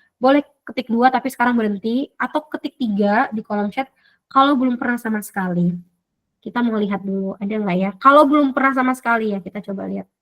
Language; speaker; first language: Indonesian; native; Indonesian